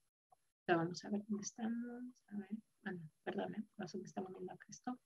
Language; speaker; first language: Spanish; native; Spanish